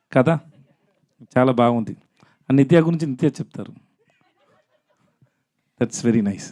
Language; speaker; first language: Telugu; non-native, learner; Tamil